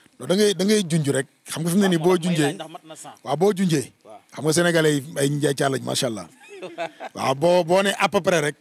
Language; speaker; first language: Wolof; native; Wolof